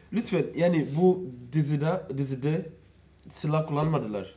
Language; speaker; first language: Turkish; non-native, learner; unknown